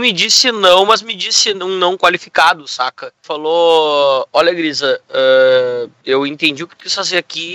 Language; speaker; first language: Portuguese; native; Portuguese